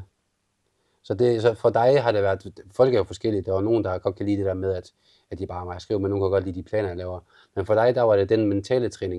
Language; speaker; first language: Danish; native; Danish